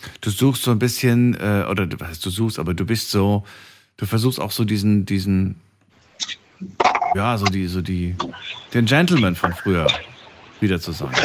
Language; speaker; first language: German; native; German